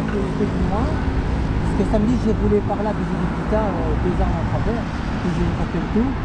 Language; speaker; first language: French; native; French